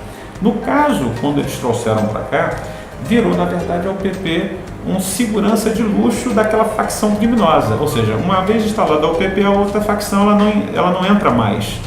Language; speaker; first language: Portuguese; native; Portuguese